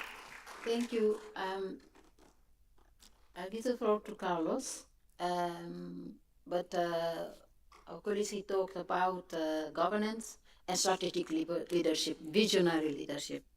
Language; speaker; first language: English; non-native, fluent; French